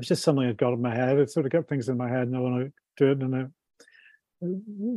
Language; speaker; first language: English; native; English